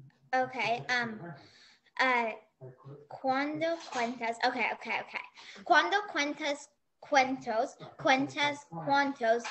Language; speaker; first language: Spanish; non-native, learner; English